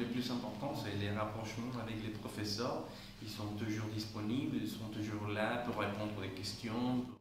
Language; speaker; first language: French; non-native, fluent; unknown